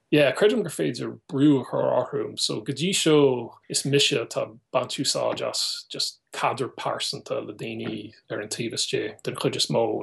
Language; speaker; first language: Irish; non-native, fluent; English